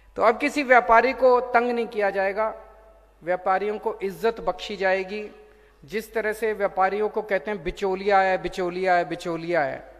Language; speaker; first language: Hindi; native; Hindi